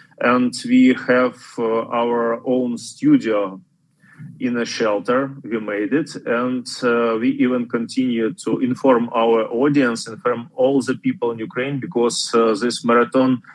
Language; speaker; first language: English; non-native, fluent; Ukrainian